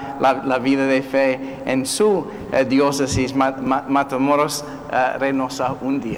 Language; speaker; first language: Spanish; non-native, learner; English